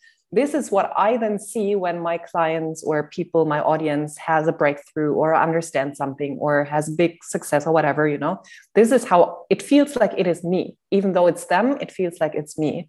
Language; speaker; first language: English; non-native, fluent; German